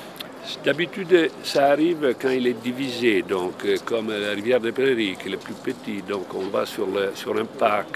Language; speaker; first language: French; non-native, fluent; Italian